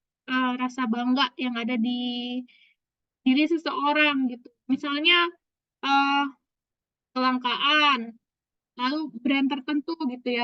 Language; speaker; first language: Indonesian; native; Indonesian